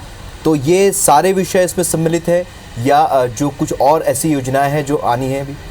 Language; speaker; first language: Hindi; native; Hindi